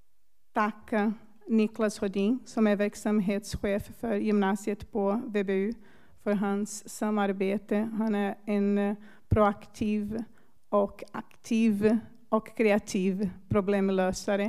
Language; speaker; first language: Swedish; non-native, fluent; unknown